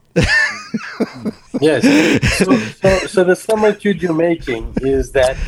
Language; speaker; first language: English; early bilingual, other home language; Portuguese